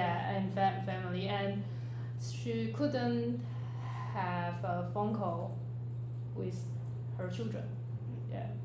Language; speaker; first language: English; non-native, learner; Chinese